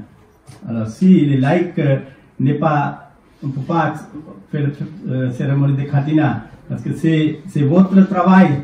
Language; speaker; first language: French; non-native, fluent; Sinhala